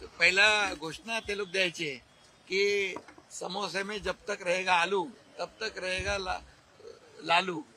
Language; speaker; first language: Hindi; non-native, local second language; Marathi